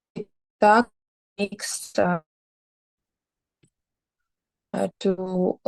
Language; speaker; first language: English; non-native, learner; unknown